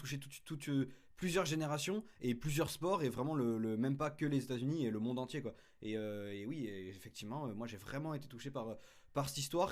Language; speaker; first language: French; native; French